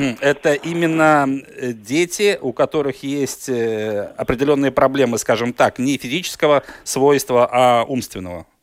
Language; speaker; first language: Russian; native; Russian